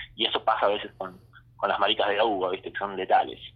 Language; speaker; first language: Spanish; native; Spanish